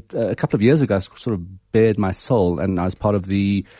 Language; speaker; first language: English; native; English